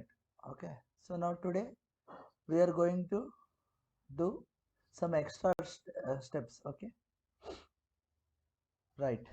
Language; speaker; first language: English; non-native, local second language; Kannada